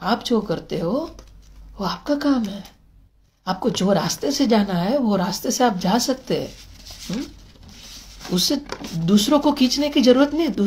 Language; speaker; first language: Hindi; non-native, local second language; Gujarati